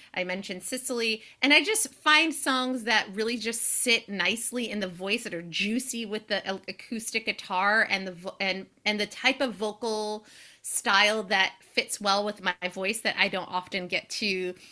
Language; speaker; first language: English; native; English